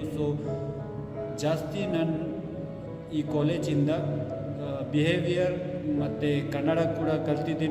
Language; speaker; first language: Kannada; non-native, fluent; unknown